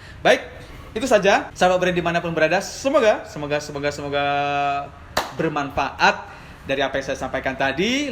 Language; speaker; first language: Indonesian; native; Indonesian